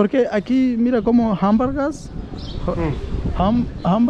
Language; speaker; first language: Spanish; non-native, learner; English